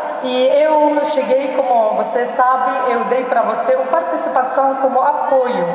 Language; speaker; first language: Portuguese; non-native, learner; Arabic